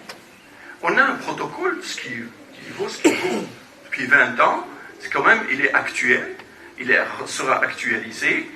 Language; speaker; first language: French; non-native, local second language; Arabic